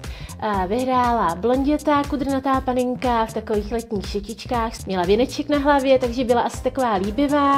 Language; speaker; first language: Czech; native; Czech